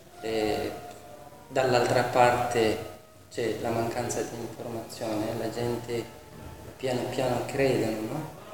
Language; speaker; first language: Italian; non-native, fluent; Persian